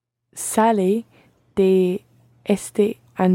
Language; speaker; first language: Spanish; non-native, learner; English